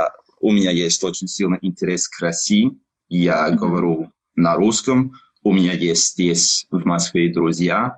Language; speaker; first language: Russian; non-native, learner; English